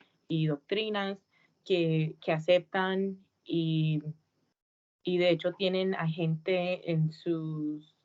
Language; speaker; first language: Spanish; early bilingual, heritage; Spanish